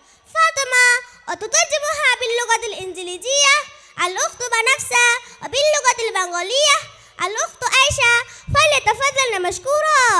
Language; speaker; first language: Arabic; non-native, learner; Bangla